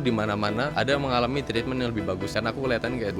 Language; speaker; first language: Indonesian; native; Indonesian